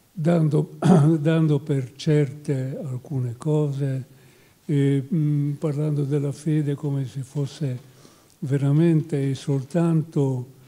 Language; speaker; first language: Italian; non-native, fluent; Hungarian